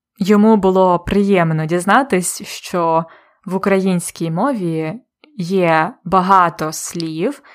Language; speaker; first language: Ukrainian; native; Ukrainian